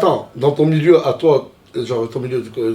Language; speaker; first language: French; native; French